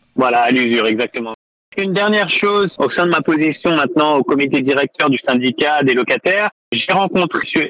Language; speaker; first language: French; native; French